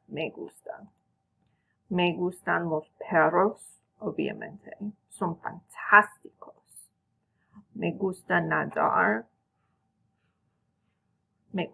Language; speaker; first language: Spanish; non-native, fluent; English